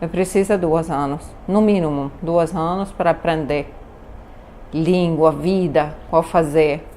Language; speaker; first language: Portuguese; non-native, learner; Arabic